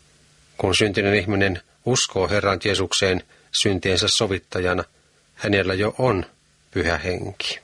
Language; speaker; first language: Finnish; native; Finnish